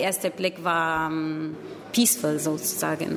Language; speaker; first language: German; non-native, learner; Arabic